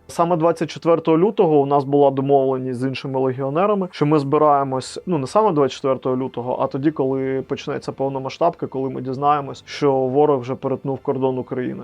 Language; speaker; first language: Ukrainian; non-native, local second language; Russian